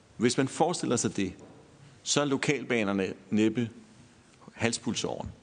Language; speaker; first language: Danish; native; Danish